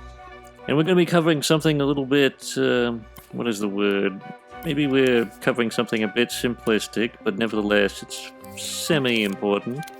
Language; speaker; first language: English; native; English